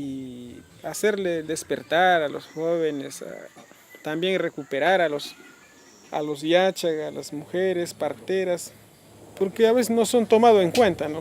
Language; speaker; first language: Spanish; non-native, local second language; Quechua